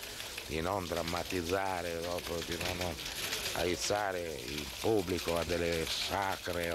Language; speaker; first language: Italian; native; Italian